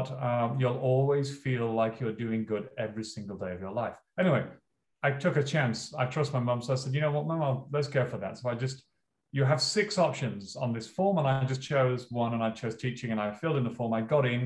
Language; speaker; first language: English; native; English